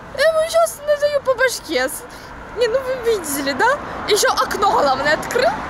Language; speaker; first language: Russian; native; Russian